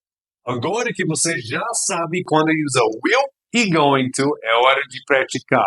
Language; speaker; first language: Portuguese; non-native, fluent; English